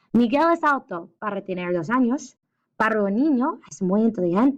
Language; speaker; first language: Spanish; non-native, fluent; English